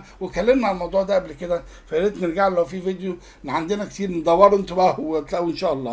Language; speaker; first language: Arabic; native; Arabic